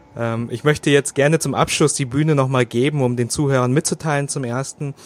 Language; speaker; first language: German; native; German